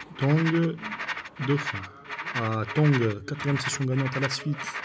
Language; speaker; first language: French; native; French